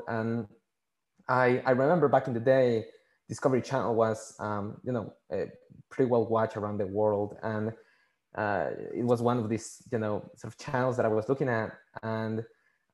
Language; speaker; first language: English; non-native, fluent; Spanish